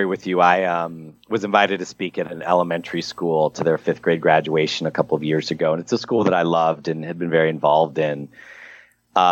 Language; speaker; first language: English; native; English